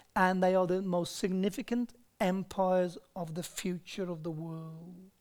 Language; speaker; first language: English; native; English